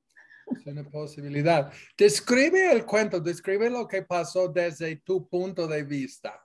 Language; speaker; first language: Spanish; non-native, fluent; English